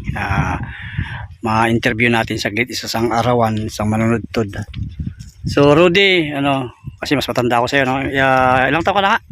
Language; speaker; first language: Filipino; native; Filipino